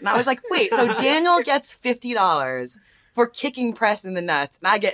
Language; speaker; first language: English; native; English